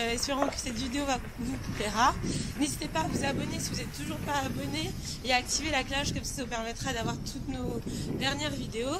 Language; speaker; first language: French; native; French